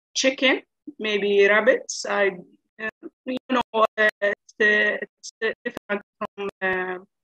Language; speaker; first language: English; non-native, learner; Arabic